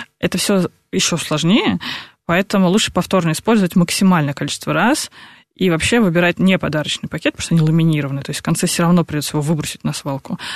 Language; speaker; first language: Russian; native; Russian